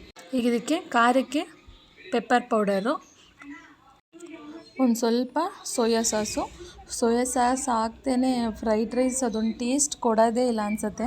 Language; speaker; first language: Kannada; native; Kannada